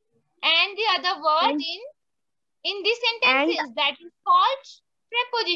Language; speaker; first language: English; non-native, local second language; Hindi